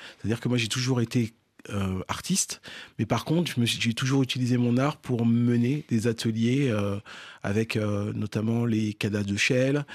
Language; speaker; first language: French; early bilingual, other home language; Fon